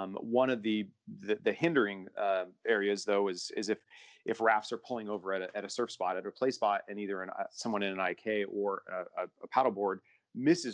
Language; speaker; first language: English; native; English